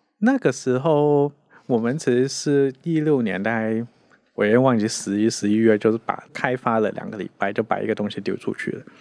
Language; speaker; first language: Chinese; non-native, local second language; Cantonese